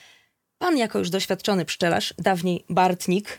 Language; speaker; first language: Polish; native; Polish